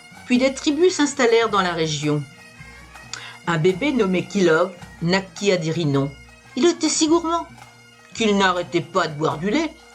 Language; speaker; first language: French; native; French